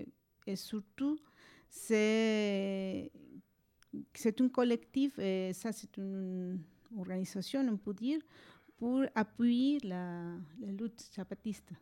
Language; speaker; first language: French; non-native, fluent; Spanish